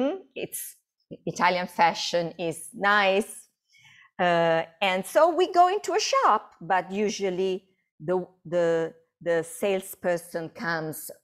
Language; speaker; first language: English; non-native, fluent; Italian